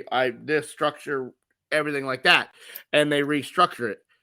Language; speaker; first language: English; native; English